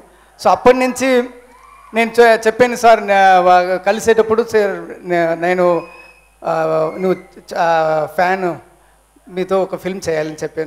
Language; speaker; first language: Telugu; non-native, learner; Tamil